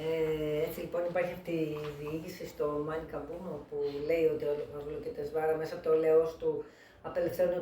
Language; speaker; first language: Greek; native; Greek